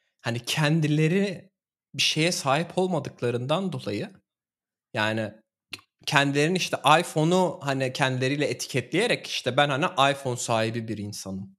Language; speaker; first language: Turkish; native; Turkish